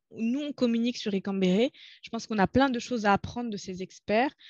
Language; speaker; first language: French; non-native, local second language; Arabic